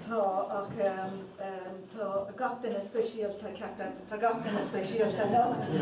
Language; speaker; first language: Irish; non-native, local second language; English